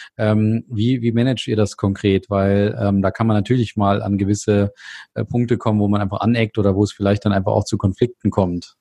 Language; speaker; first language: German; native; German